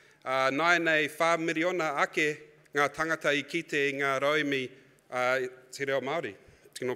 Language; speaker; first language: Māori; non-native, local second language; English